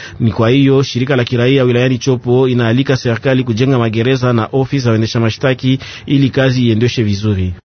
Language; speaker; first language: Swahili; native; Swahili